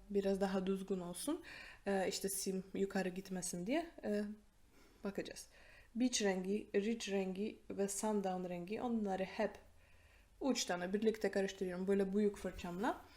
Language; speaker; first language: Turkish; non-native, fluent; Polish